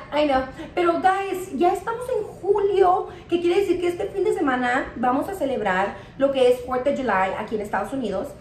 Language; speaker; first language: Spanish; early bilingual, heritage; Spanish